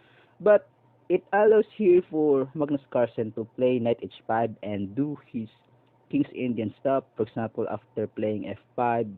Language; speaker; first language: English; non-native, local second language; Filipino